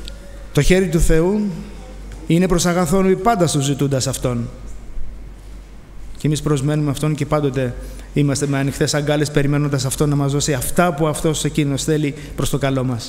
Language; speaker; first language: Greek; native; Greek